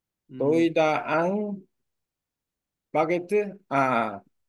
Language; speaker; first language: Vietnamese; non-native, learner; Korean